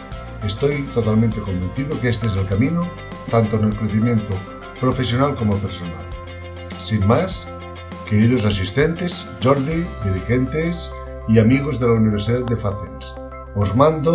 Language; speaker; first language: Spanish; non-native, local second language; Catalan